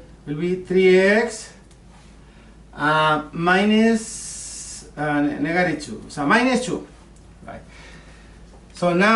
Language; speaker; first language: English; non-native, learner; Spanish